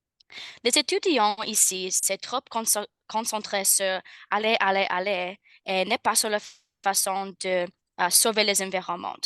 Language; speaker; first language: French; non-native, learner; English